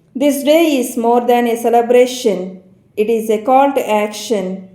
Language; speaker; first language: English; non-native, local second language; Telugu